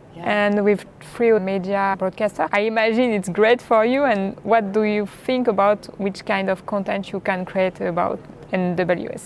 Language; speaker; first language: English; non-native, learner; French